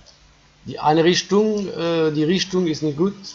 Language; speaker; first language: German; non-native, fluent; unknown